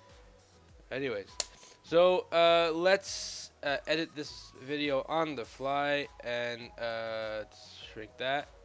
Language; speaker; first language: English; native; English